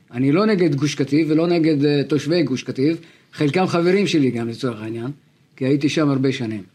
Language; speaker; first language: Hebrew; non-native, local second language; Arabic